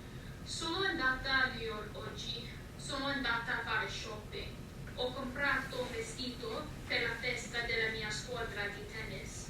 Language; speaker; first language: Italian; non-native, learner; English